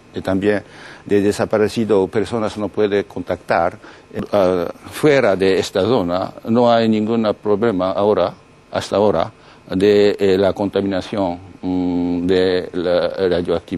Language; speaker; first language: Spanish; non-native, learner; Japanese